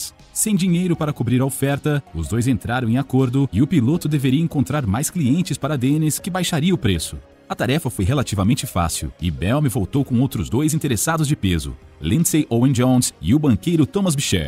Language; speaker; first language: Portuguese; native; Portuguese